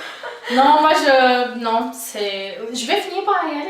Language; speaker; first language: French; non-native, fluent; Portuguese